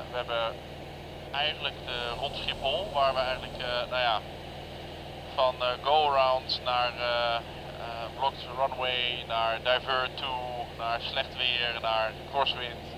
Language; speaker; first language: Dutch; native; Dutch